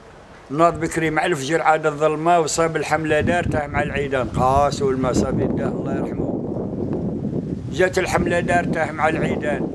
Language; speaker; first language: Arabic; native; Arabic